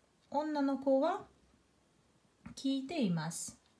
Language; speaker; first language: Japanese; non-native, fluent; Russian